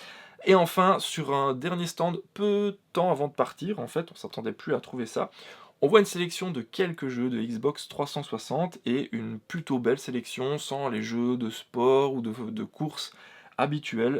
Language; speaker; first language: French; native; French